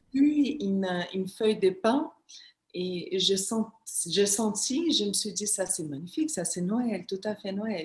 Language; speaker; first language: French; non-native, fluent; Portuguese